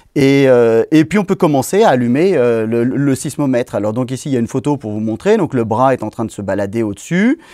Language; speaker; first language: French; native; French